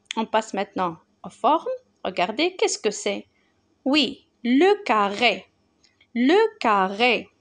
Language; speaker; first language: French; non-native, local second language; Arabic